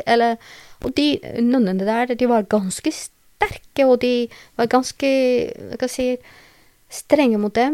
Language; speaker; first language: Norwegian; non-native, learner; Albanian